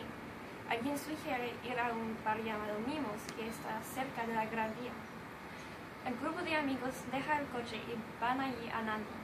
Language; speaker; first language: Spanish; non-native, learner; English